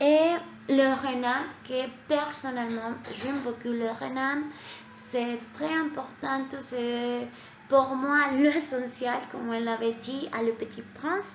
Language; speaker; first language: French; non-native, learner; Spanish